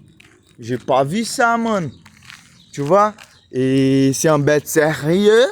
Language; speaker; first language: French; non-native, learner; Portuguese